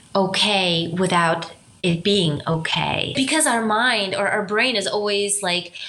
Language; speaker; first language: English; non-native, fluent; Romanian